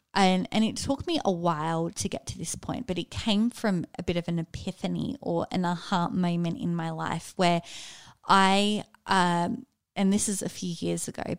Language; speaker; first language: English; native; English